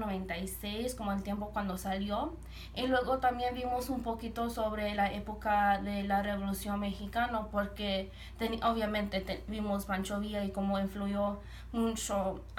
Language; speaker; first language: Spanish; early bilingual, heritage; Spanish